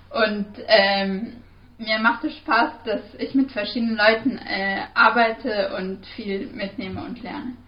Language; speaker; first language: German; non-native, fluent; Arabic